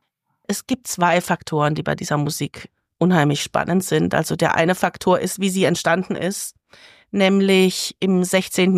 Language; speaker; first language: German; native; German